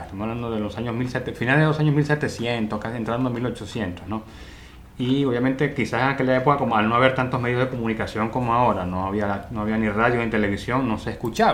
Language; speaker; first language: Spanish; native; Spanish